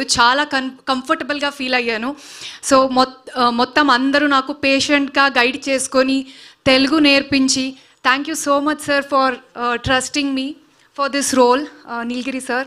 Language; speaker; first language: Telugu; non-native, learner; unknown